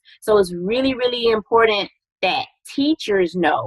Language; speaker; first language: English; native; English